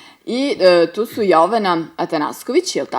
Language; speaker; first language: Serbian; native; Serbian